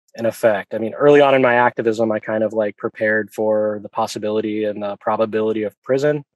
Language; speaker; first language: English; native; English